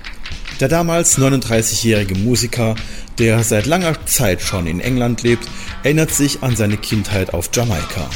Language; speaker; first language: German; native; German